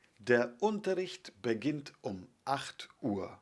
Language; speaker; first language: German; non-native, fluent; Polish